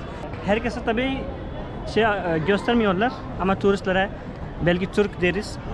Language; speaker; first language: Turkish; non-native, fluent; Urdu